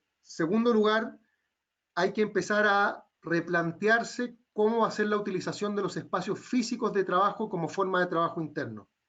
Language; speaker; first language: Spanish; native; Spanish